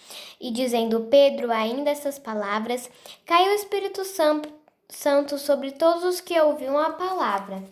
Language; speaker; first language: Portuguese; native; Portuguese